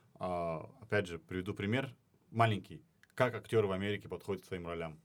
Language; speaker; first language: Russian; non-native, local second language; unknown